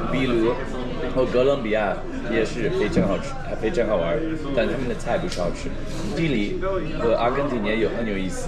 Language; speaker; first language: Chinese; non-native, fluent; English